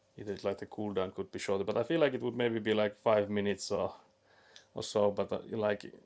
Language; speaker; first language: English; non-native, fluent; Finnish